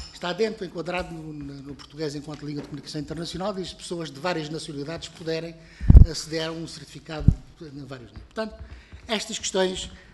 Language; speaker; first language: Portuguese; native; Portuguese